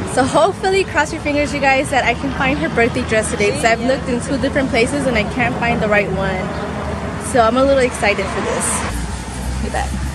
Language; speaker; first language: English; early bilingual, other home language; Spanish